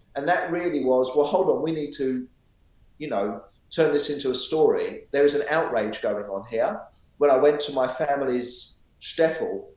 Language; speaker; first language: English; native; English